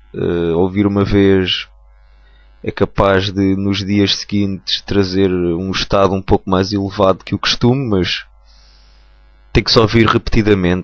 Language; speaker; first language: Portuguese; native; Portuguese